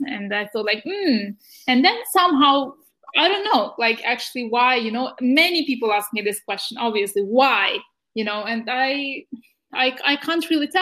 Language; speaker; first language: English; non-native, fluent; Ukrainian